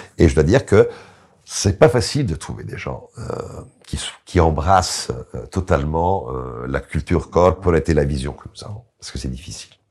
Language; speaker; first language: French; non-native, fluent; Italian